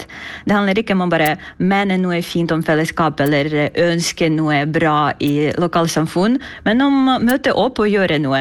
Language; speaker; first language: Norwegian; non-native, fluent; Ukrainian